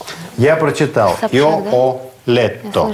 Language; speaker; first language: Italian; non-native, fluent; Russian